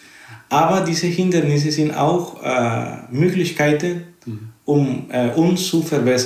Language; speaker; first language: German; non-native, learner; Spanish